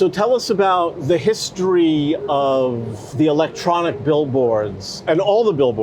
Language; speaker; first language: English; native; English